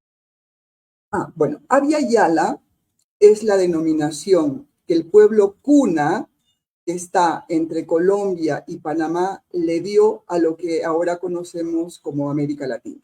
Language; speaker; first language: Spanish; native; Spanish